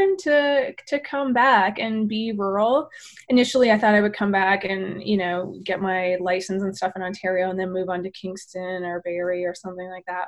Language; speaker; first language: English; native; English